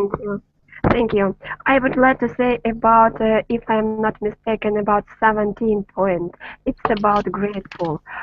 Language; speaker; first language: English; non-native, learner; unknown